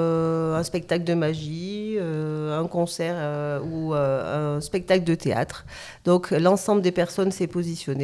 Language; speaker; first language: French; native; French